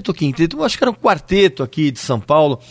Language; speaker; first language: Portuguese; native; Portuguese